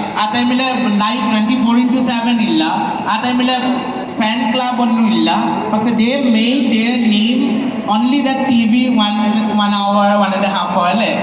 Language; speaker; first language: Malayalam; non-native, local second language; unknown